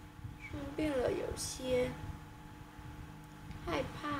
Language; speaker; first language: Chinese; non-native, learner; Vietnamese